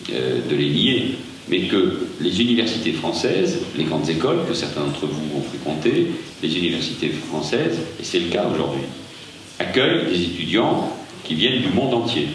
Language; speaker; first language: French; native; French